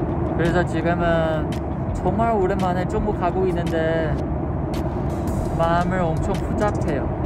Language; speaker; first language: Korean; non-native, fluent; Chinese